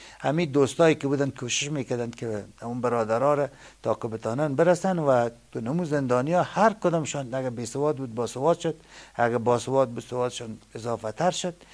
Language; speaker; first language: Persian; native; Persian